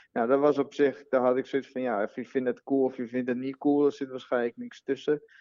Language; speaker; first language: Dutch; non-native, fluent; Portuguese